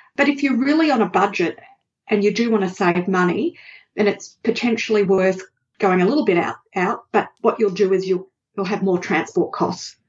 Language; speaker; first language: English; native; English